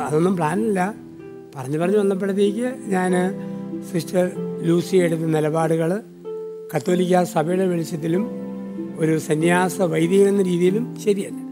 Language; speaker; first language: Malayalam; native; Malayalam